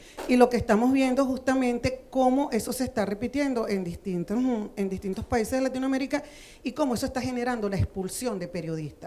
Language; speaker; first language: Spanish; native; Spanish